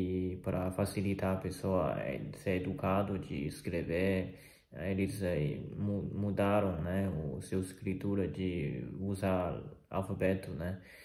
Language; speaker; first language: Portuguese; non-native, fluent; Chinese